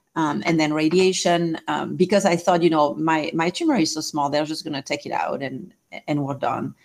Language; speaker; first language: English; non-native, fluent; French